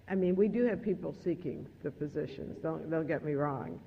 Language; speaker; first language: English; native; English